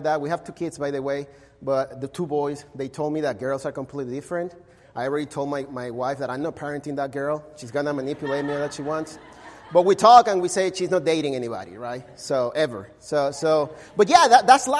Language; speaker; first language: English; non-native, fluent; Spanish